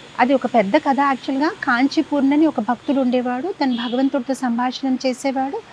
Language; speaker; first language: Telugu; non-native, fluent; Gujarati